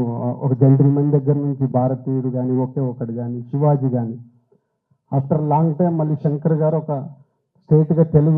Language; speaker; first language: Telugu; native; Telugu